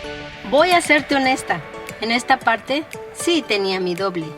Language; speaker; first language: Spanish; native; Spanish